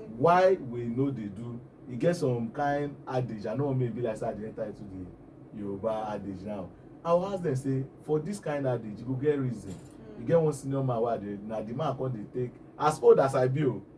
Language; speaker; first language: Nigerian Pidgin; non-native, local second language; Yoruba